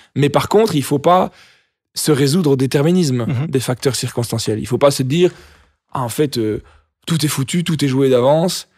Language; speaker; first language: French; native; French